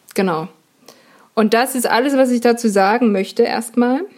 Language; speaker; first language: German; native; German